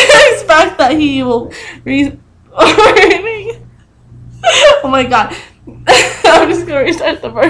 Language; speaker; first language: English; native; English